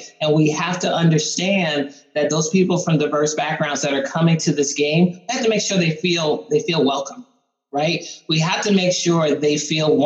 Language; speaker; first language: English; native; English